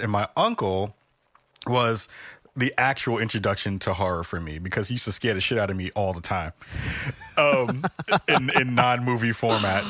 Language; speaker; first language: English; native; English